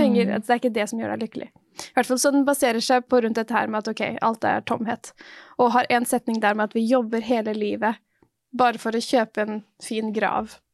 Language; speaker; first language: Norwegian; native; Norwegian